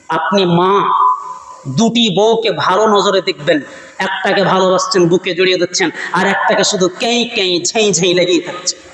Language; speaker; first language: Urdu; non-native, local second language; Bangla